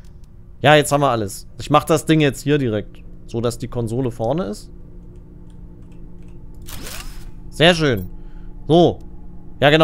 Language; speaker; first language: German; native; German